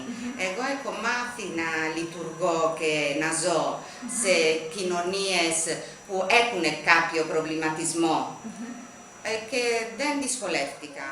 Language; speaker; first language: Greek; non-native, fluent; Italian